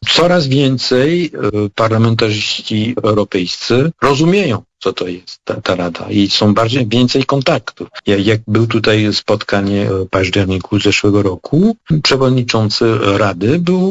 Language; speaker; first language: Polish; non-native, fluent; French